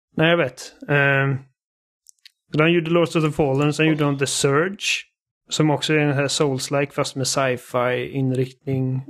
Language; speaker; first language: Swedish; native; Swedish